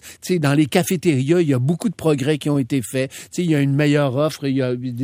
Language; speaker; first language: French; native; French